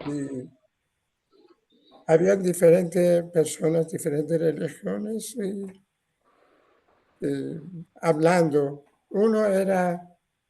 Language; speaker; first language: Spanish; non-native, learner; Persian